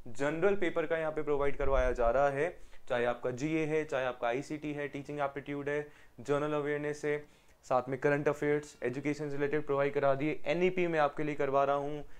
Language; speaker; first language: Hindi; native; Hindi